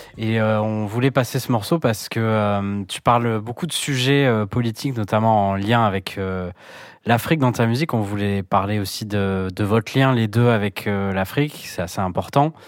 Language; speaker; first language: French; native; French